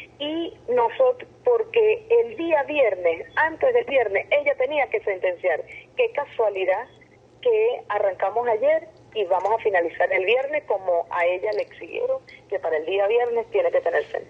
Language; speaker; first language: Spanish; native; Spanish